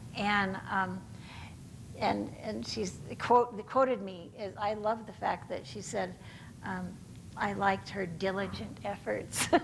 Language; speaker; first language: English; native; English